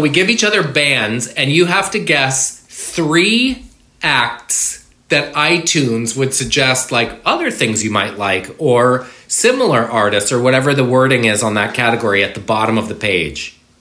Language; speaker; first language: English; native; English